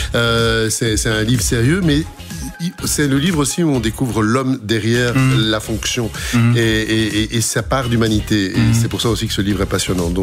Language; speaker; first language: French; native; French